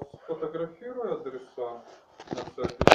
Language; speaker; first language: Russian; native; Russian